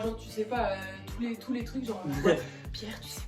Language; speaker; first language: French; native; French